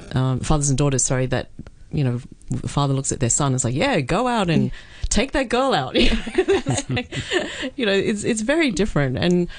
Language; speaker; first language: English; native; English